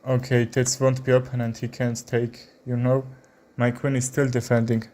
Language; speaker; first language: English; non-native, learner; Armenian